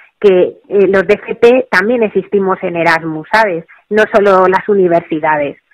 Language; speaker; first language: Spanish; native; Spanish